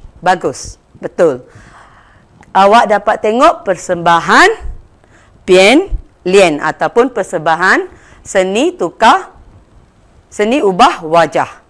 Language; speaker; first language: Malay; non-native, local second language; Tamil